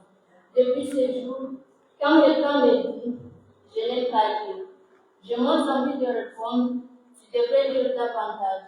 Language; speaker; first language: French; non-native, local second language; Comorian